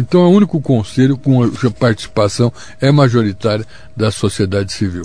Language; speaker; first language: Portuguese; native; Portuguese